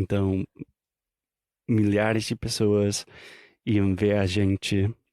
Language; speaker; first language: Portuguese; non-native, fluent; English